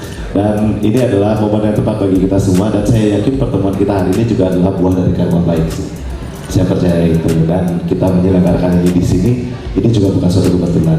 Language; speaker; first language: Indonesian; native; Indonesian